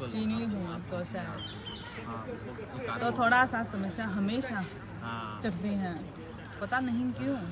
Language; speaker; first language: Hindi; non-native, fluent; Chinese